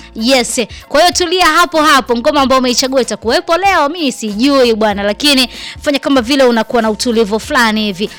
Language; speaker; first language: Swahili; native; Swahili